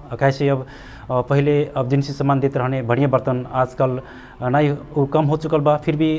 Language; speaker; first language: Bhojpuri; non-native, local second language; Dangaura Tharu